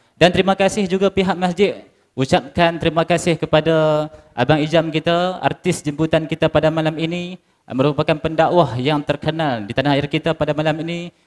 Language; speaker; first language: Malay; native; Malay